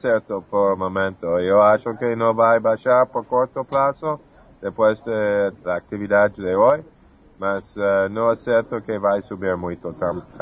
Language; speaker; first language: Portuguese; non-native, fluent; English